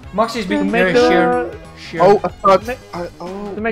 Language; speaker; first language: English; non-native, fluent; Dutch